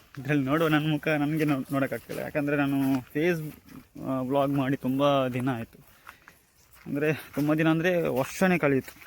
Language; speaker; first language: Kannada; non-native, local second language; Tulu